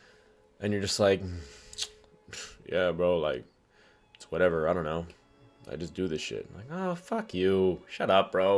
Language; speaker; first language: English; native; English